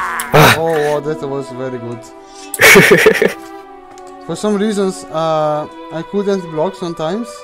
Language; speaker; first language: English; non-native, fluent; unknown